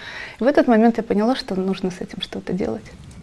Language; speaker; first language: Russian; native; Russian